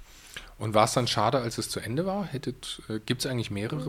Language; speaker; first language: German; native; German